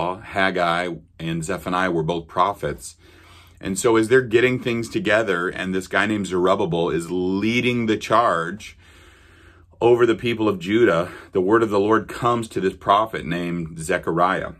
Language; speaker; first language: English; native; English